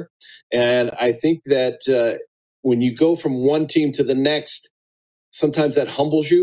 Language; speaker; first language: English; native; English